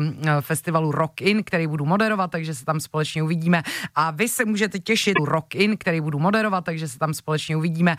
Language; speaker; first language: Czech; native; Czech